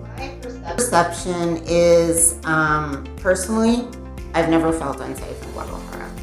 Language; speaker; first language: English; native; English